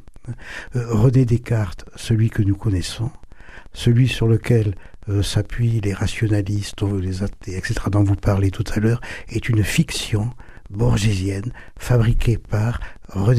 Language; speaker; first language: French; native; French